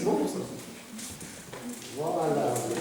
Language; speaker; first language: French; non-native, fluent; Russian